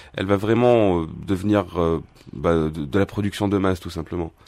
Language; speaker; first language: French; non-native, local second language; Arabic